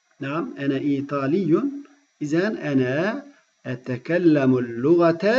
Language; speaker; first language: Arabic; non-native, fluent; Turkish